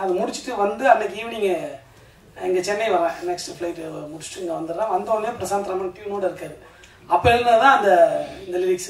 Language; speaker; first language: Tamil; native; Tamil